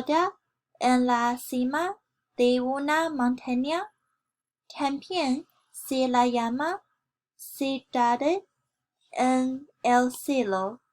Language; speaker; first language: Spanish; non-native, learner; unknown